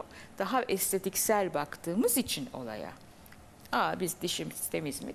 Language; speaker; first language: Turkish; native; Turkish